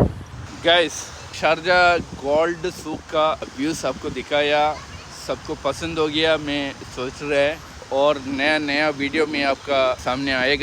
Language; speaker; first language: Hindi; non-native, local second language; Malayalam